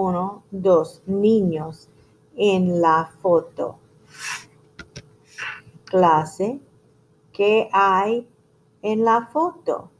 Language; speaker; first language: Spanish; non-native, fluent; English